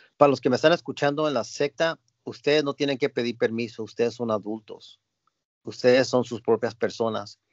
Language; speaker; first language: Spanish; early bilingual, heritage; Spanish